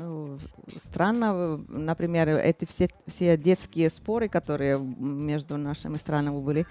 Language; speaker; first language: Russian; non-native, fluent; Finnish